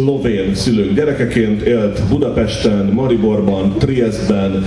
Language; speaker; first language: Hungarian; native; Hungarian